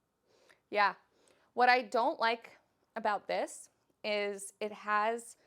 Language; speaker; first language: English; native; English